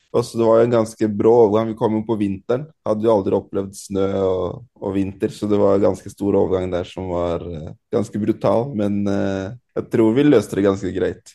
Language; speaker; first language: Norwegian; early bilingual, other home language; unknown